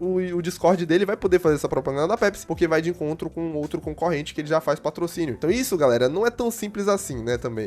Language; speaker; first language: Portuguese; native; Portuguese